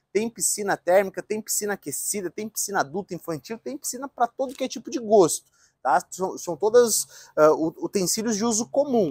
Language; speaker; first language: Portuguese; native; Portuguese